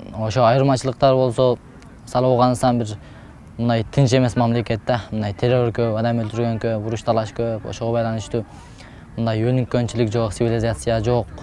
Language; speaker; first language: Kyrgyz; early bilingual, heritage; Kyrgyz